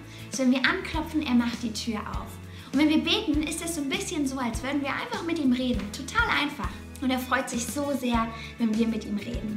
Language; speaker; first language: German; native; German